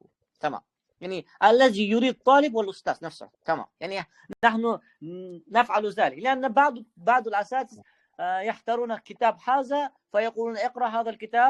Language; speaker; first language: Arabic; non-native, fluent; Uzbek